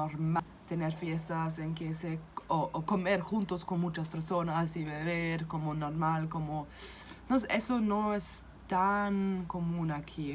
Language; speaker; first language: Spanish; non-native, fluent; German